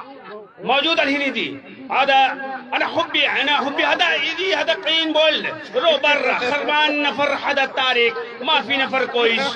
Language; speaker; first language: Arabic; non-native, learner; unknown